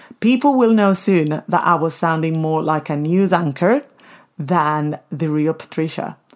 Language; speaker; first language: English; non-native, fluent; Spanish